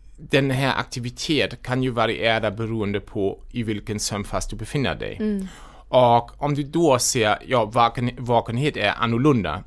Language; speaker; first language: Swedish; non-native, fluent; German